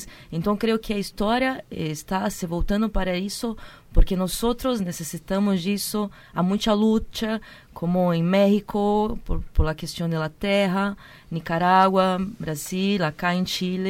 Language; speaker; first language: Spanish; non-native, learner; Portuguese